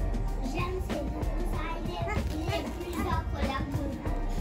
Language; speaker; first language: French; early bilingual, heritage; French